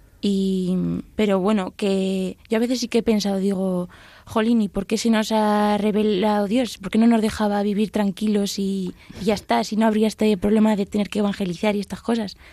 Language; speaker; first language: Spanish; native; Spanish